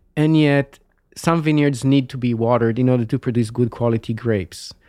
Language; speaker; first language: English; non-native, fluent; Hebrew